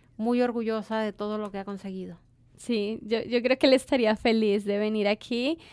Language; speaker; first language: Spanish; native; Spanish